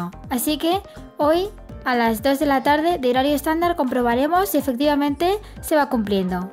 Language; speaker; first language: Spanish; native; Spanish